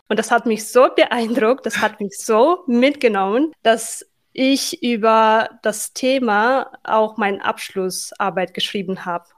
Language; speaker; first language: German; non-native, fluent; Russian